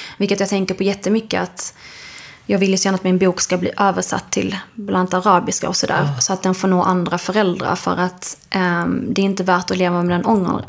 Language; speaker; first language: Swedish; early bilingual, other home language; Arabic